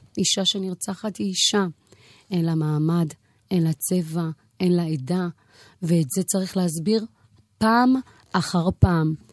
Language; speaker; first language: Hebrew; early bilingual, other home language; Amharic